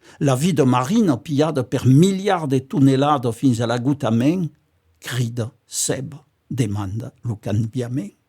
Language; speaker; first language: Occitan; native; Occitan